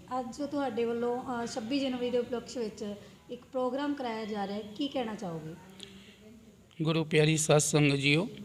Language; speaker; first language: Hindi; non-native, local second language; Punjabi